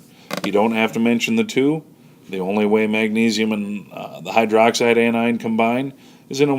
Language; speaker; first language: English; native; English